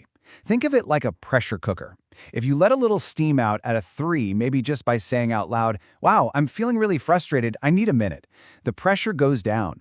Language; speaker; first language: English; native; English